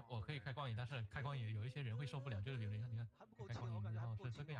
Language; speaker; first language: Chinese; native; Chinese